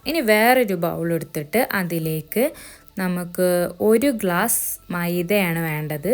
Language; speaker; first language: Malayalam; native; Malayalam